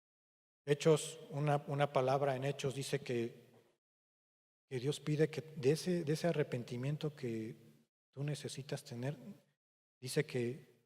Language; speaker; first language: Spanish; native; Spanish